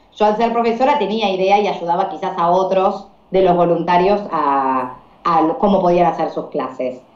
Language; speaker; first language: Spanish; native; Spanish